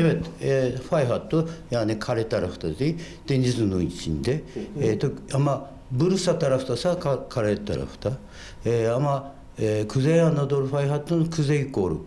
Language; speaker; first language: Turkish; non-native, fluent; Japanese